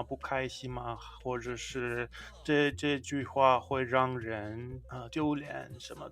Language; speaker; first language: Chinese; non-native, fluent; English